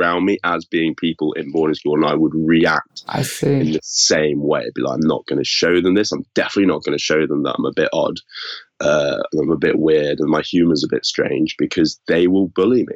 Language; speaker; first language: English; native; English